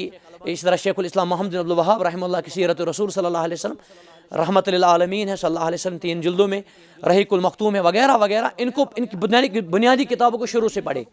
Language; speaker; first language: Hindi; non-native, local second language; Kashmiri